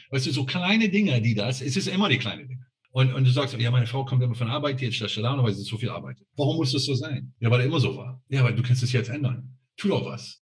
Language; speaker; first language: German; non-native, fluent; English